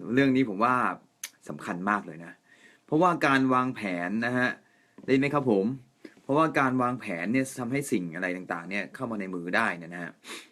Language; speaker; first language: Thai; non-native, fluent; Japanese